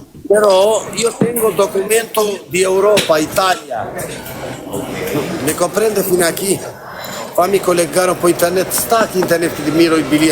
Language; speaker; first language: Italian; non-native, fluent; Albanian